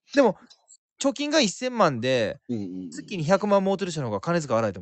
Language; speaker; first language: Japanese; native; Japanese